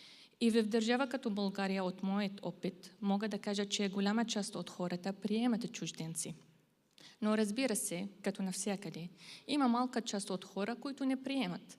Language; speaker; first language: Bulgarian; non-native, fluent; Arabic